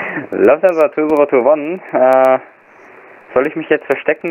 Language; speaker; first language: German; native; German